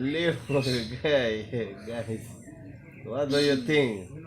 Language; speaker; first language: English; non-native, learner; Spanish